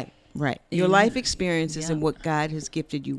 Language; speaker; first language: English; native; English